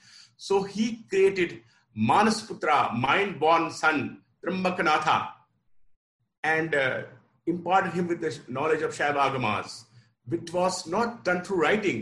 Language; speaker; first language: English; non-native, local second language; Kashmiri